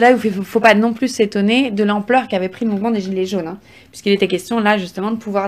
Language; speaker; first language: French; native; French